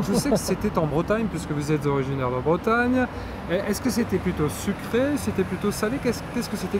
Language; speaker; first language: French; native; French